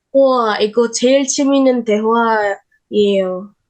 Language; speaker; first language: Korean; non-native, learner; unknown